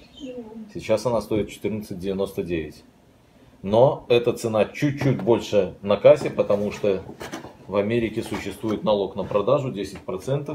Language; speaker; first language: Russian; native; Russian